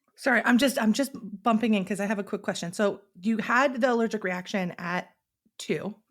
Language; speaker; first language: English; native; English